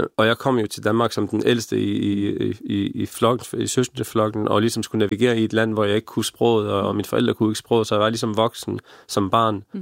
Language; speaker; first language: Danish; early bilingual, other home language; Arabic